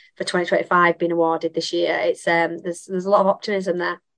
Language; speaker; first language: English; native; English